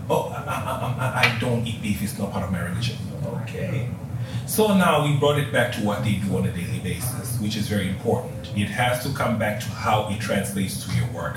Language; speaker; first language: English; non-native, local second language; Swahili